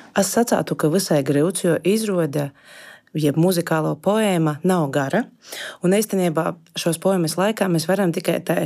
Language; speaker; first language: Latvian; native; Latvian